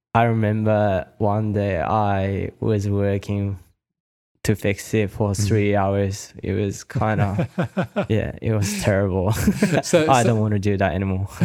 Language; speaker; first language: English; non-native, learner; Japanese